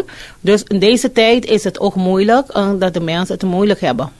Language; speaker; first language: Dutch; non-native, fluent; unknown